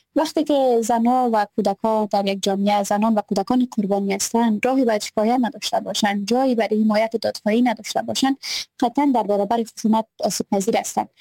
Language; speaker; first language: Persian; native; Persian